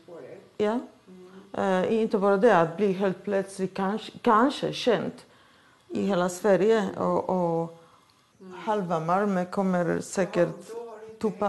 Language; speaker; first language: Swedish; non-native, fluent; Polish